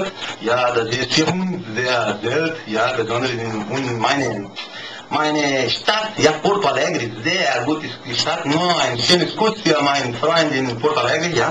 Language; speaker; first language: German; non-native, learner; Portuguese